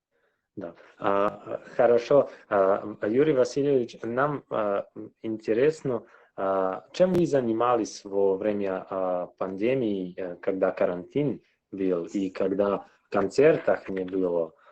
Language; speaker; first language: Russian; non-native, local second language; Serbian